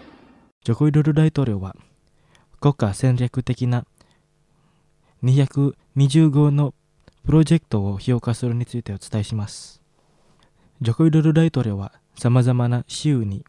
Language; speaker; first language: Japanese; non-native, fluent; Indonesian